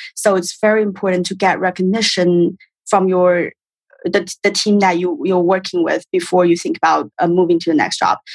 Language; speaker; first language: English; non-native, fluent; Chinese